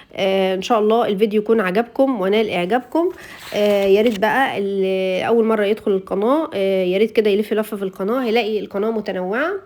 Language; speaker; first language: Arabic; native; Arabic